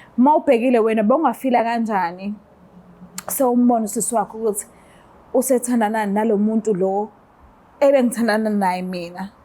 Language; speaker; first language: Zulu; native; Zulu